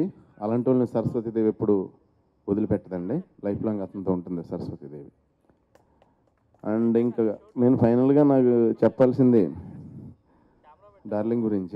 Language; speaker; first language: Telugu; native; Telugu